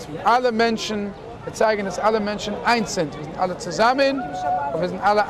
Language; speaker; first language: German; non-native, fluent; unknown